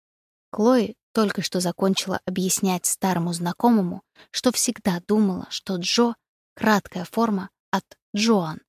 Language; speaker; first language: Russian; native; Russian